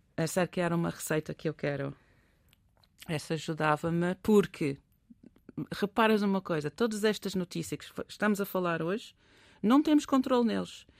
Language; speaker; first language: Portuguese; non-native, fluent; English